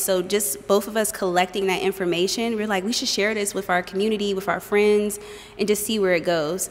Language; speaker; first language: English; native; English